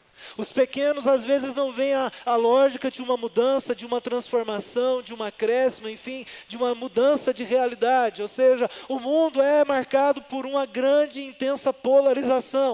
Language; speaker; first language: Portuguese; native; Portuguese